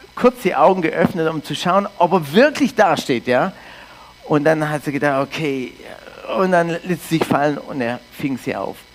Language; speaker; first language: German; early bilingual, heritage; English